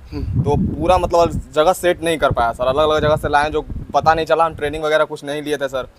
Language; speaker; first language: Hindi; native; Hindi